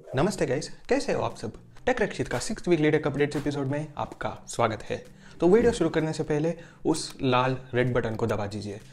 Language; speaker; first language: Hindi; non-native, local second language; Kannada